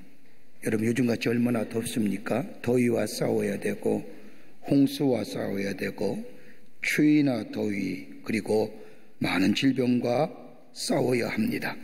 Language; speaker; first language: Korean; native; Korean